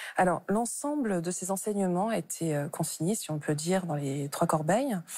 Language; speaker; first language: French; native; French